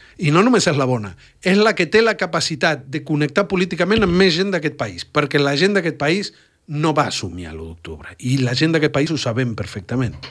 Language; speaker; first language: Catalan; native; Catalan